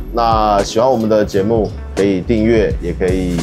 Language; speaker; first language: Chinese; native; Chinese